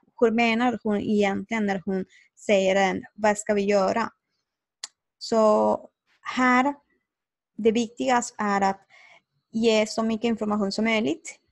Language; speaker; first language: Swedish; non-native, learner; Spanish